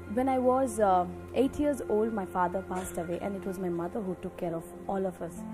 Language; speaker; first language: English; non-native, local second language; Telugu